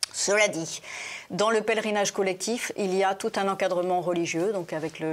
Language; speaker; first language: French; native; French